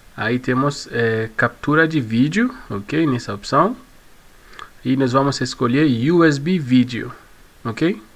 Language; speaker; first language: Portuguese; non-native, fluent; Haitian Creole